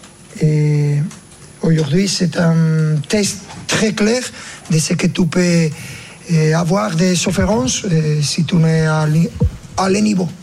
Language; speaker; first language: French; non-native, learner; Spanish